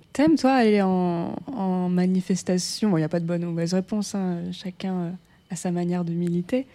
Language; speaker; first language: French; native; French